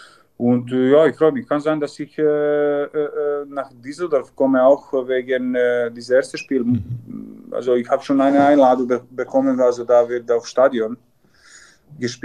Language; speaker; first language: German; non-native, learner; Serbian